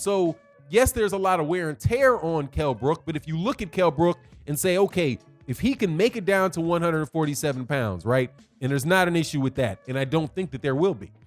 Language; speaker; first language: English; native; English